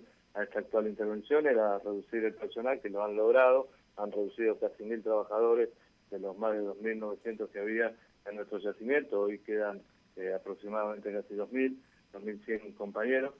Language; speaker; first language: Spanish; native; Spanish